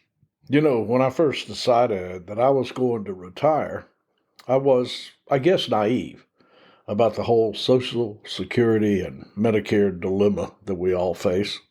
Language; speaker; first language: English; native; English